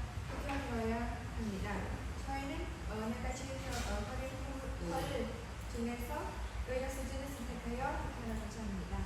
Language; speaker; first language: Korean; non-native, fluent; Khmer